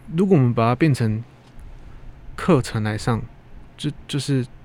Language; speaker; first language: Chinese; native; Chinese